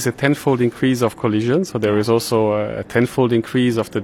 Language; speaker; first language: Swedish; non-native, fluent; German